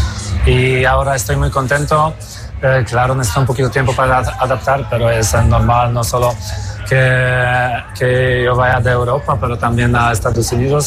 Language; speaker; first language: Spanish; non-native, fluent; Polish